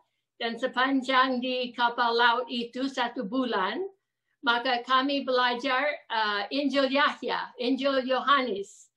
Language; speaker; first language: Indonesian; non-native, fluent; English